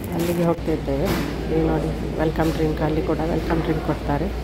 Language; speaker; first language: Kannada; non-native, local second language; Tulu